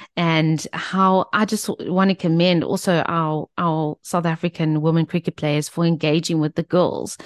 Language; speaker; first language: English; native; English